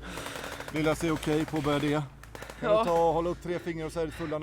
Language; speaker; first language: Swedish; native; Swedish